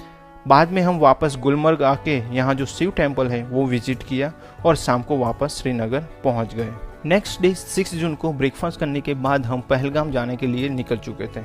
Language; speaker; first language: Hindi; native; Hindi